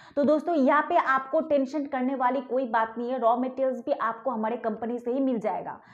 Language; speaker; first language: Hindi; non-native, local second language; Bangla